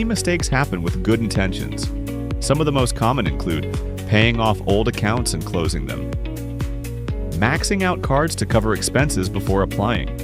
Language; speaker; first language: English; native; English